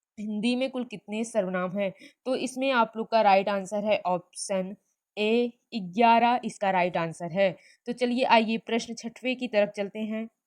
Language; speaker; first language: Hindi; native; Hindi